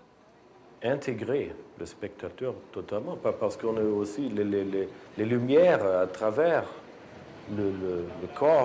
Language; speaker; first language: French; non-native, fluent; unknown